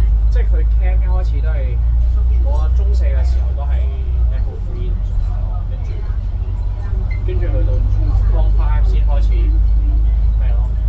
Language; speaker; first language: Cantonese; native; Cantonese